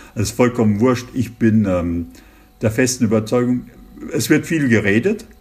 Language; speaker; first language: German; native; German